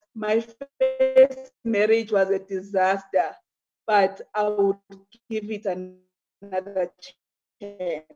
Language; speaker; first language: English; non-native, local second language; Zulu